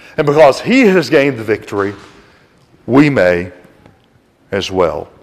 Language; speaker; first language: English; native; English